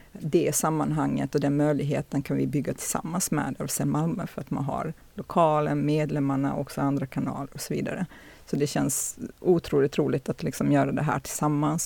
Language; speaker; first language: Swedish; native; Swedish